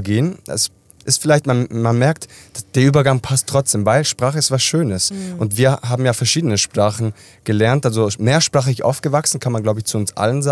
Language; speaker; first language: German; early bilingual, other home language; Italian